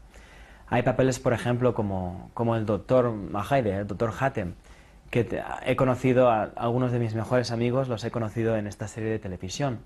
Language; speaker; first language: Spanish; native; Spanish